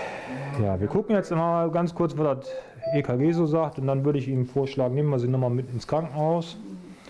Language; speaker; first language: German; native; German